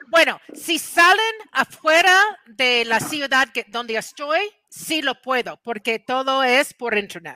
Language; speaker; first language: Spanish; non-native, fluent; English